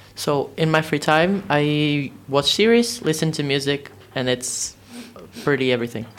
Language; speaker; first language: English; non-native, learner; Portuguese